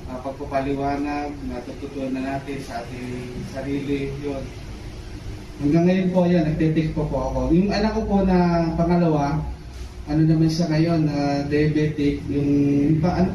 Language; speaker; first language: Filipino; native; Filipino